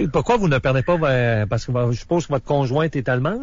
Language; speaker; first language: French; native; French